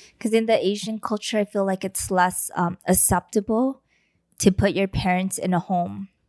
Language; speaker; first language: English; early bilingual, other home language; Vietnamese